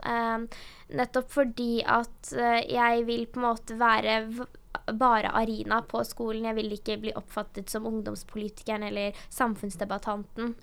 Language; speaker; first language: Norwegian; early bilingual, other home language; Urdu